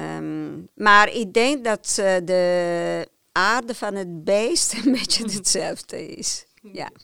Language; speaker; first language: Dutch; non-native, fluent; Italian